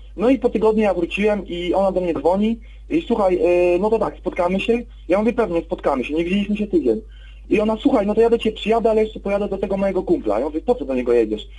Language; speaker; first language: Polish; native; Polish